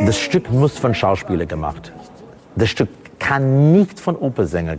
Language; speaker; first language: German; non-native, fluent; English